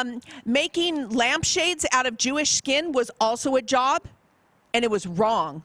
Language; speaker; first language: English; native; English